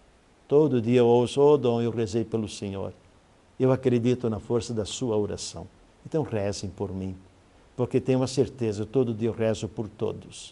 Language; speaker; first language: Portuguese; native; Portuguese